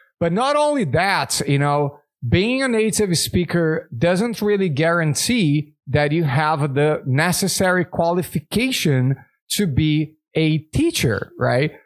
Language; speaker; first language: English; non-native, fluent; Portuguese